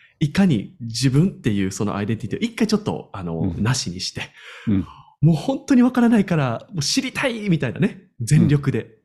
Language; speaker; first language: Japanese; native; Japanese